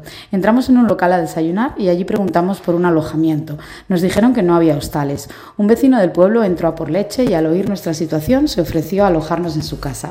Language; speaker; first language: Spanish; native; Spanish